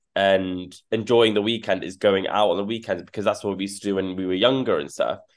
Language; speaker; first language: English; native; English